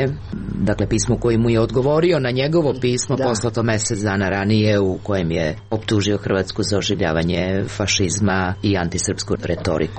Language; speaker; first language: Serbian; native; Serbian